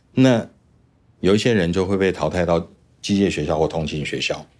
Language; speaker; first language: Chinese; native; Chinese